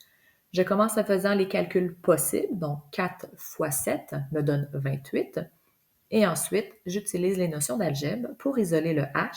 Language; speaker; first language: French; native; French